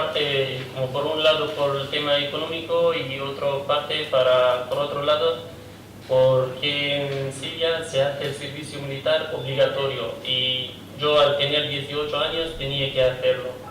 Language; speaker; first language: Spanish; non-native, fluent; Kurdish